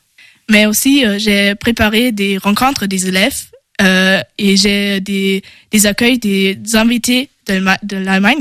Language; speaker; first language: French; non-native, learner; German